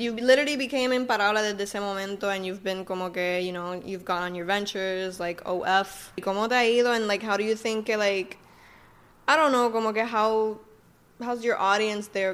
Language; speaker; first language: English; non-native, local second language; Spanish